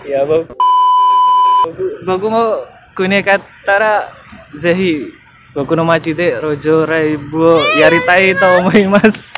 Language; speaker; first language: Japanese; non-native, learner; Indonesian